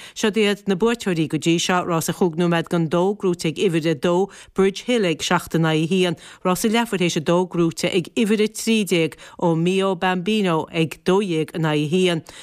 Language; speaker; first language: Irish; native; Irish